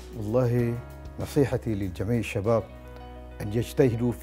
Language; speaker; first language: Arabic; non-native, fluent; Malay